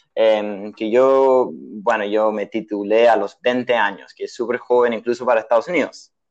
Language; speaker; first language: Spanish; non-native, fluent; English